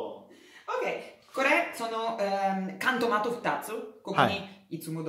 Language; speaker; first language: Japanese; non-native, learner; Italian